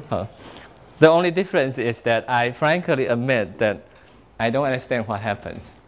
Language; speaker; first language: English; non-native, fluent; Chinese